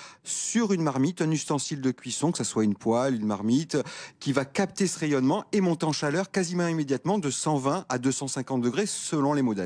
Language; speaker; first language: French; native; French